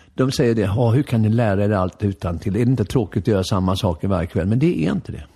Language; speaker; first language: Swedish; native; Swedish